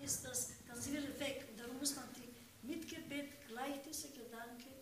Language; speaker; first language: German; non-native, learner; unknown